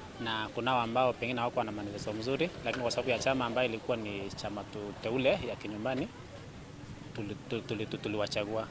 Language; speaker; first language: Swahili; non-native, local second language; Kalenjin